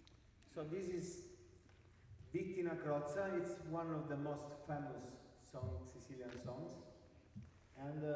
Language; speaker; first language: English; non-native, fluent; Italian